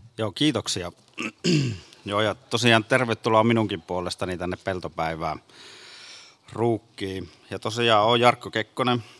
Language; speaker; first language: Finnish; native; Finnish